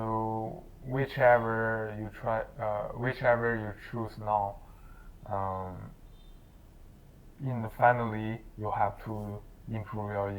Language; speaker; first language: English; non-native, learner; Chinese